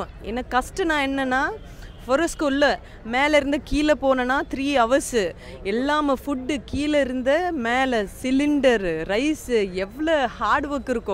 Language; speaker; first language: Tamil; non-native, fluent; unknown